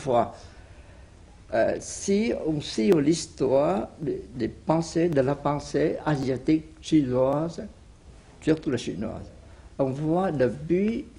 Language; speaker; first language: French; non-native, fluent; Vietnamese